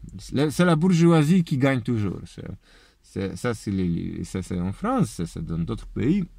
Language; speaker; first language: French; non-native, learner; Polish